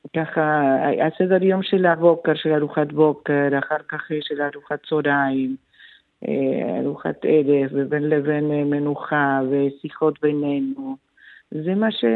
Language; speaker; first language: Hebrew; non-native, fluent; Spanish